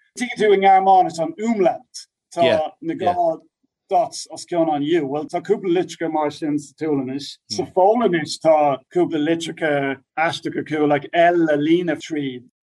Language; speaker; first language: Irish; non-native, local second language; English